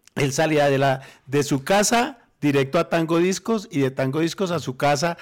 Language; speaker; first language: Spanish; native; Spanish